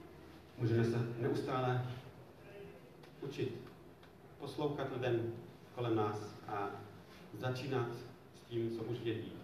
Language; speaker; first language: Czech; non-native, fluent; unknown